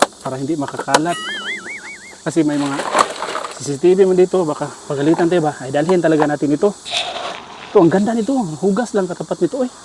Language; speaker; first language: Filipino; non-native, local second language; Cebuano